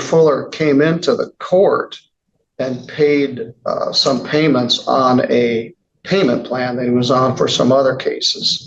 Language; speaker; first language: English; native; English